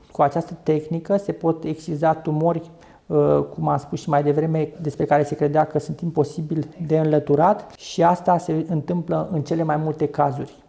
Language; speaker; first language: Romanian; native; Romanian